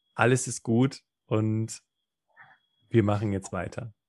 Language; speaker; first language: German; native; German